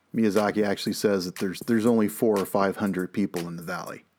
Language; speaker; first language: English; native; English